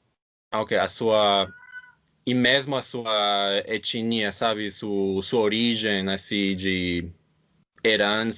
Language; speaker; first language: Portuguese; non-native, fluent; English